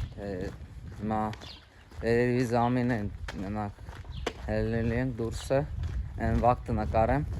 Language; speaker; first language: Armenian; non-native, learner; Hindi